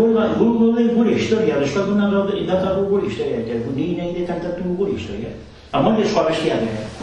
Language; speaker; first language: Basque; non-native, local second language; Spanish